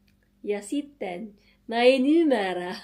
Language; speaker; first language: Finnish; non-native, learner; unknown